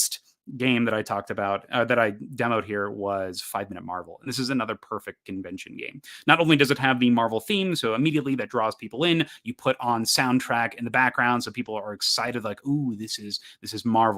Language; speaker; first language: English; native; English